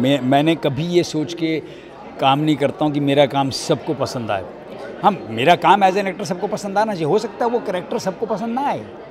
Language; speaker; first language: Hindi; non-native, local second language; Punjabi